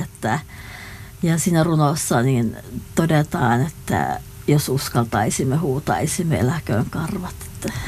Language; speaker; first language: Finnish; non-native, local second language; Northern Sami